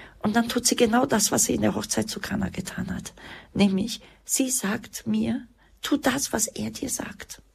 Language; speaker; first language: German; early bilingual, other home language; Croatian